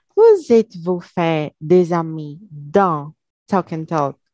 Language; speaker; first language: French; non-native, learner; Portuguese